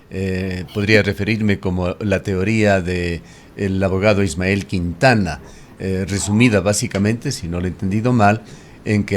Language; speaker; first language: Spanish; native; Spanish